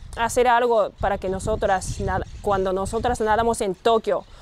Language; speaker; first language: Spanish; non-native, learner; Japanese